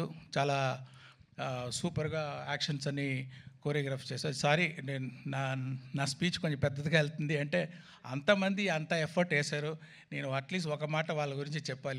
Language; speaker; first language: Telugu; non-native, fluent; Tamil